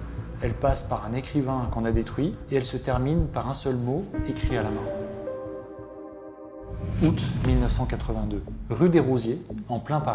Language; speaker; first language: French; native; French